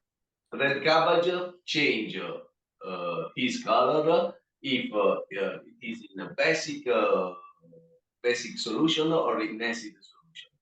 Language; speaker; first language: English; non-native, learner; Italian